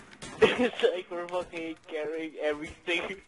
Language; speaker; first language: English; native; English